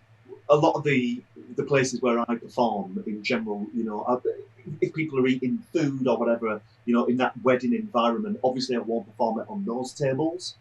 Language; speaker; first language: English; native; English